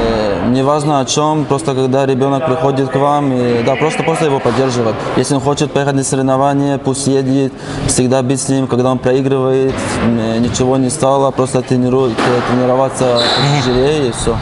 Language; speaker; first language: Russian; early bilingual, heritage; Russian